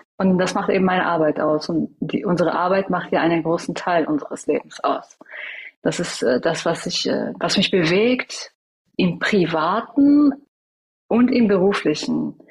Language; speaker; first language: German; early bilingual, other home language; Persian